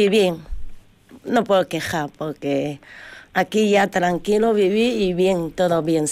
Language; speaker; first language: Spanish; non-native, learner; Chinese